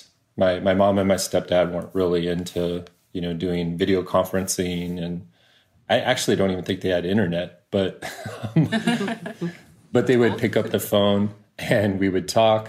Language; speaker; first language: English; native; English